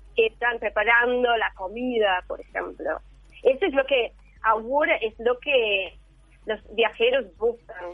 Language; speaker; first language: Spanish; non-native, fluent; English